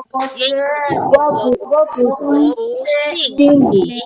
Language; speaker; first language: Chinese; non-native, fluent; Filipino